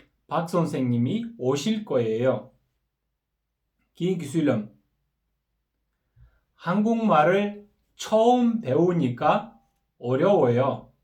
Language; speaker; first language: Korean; non-native, fluent; Kyrgyz